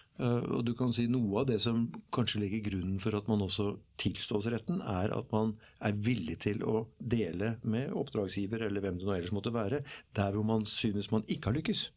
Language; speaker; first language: Norwegian; native; Norwegian